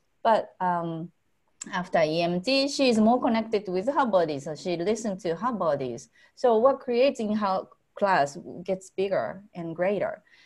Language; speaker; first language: English; non-native, fluent; Japanese